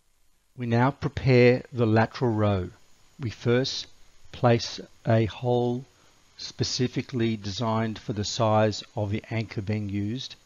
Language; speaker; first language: English; native; English